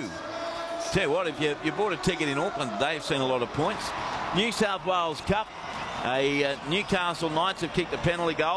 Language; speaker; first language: English; native; English